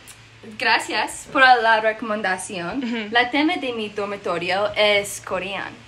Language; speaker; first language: Spanish; non-native, learner; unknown